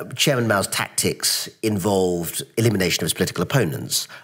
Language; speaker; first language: English; native; English